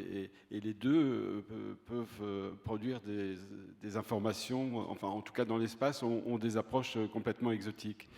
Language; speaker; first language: French; native; French